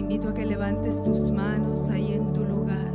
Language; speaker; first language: Spanish; native; Spanish